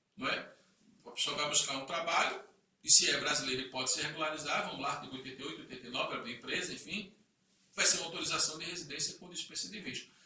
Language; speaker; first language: Portuguese; native; Portuguese